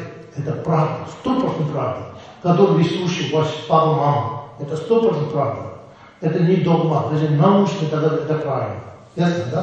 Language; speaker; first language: Russian; non-native, learner; Tibetan